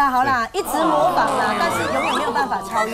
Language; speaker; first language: Chinese; native; Chinese